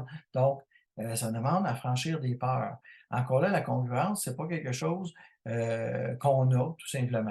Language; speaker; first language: French; native; French